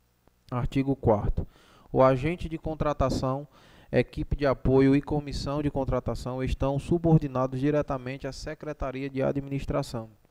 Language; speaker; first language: Portuguese; native; Portuguese